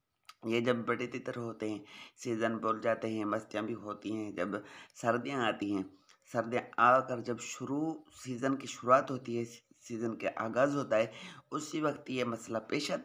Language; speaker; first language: Hindi; non-native, local second language; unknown